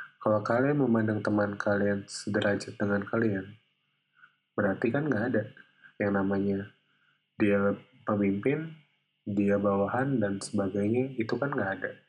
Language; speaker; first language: Indonesian; native; Indonesian